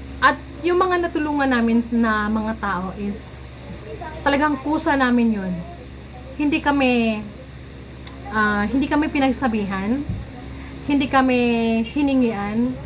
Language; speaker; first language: Filipino; non-native, local second language; Cebuano